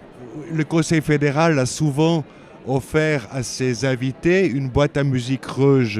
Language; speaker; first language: French; native; French